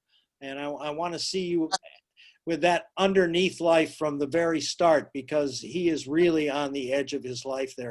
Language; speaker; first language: English; native; English